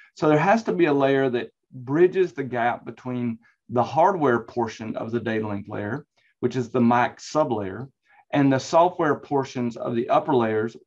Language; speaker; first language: English; native; English